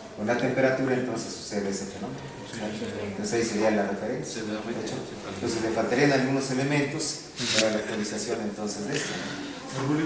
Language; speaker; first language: Spanish; native; Spanish